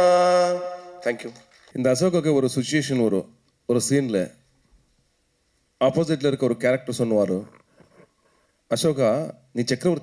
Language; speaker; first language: Tamil; non-native, local second language; Kannada